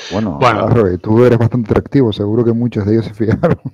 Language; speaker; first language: Spanish; native; Spanish